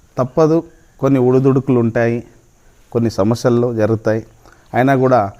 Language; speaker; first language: Telugu; non-native, local second language; Lambadi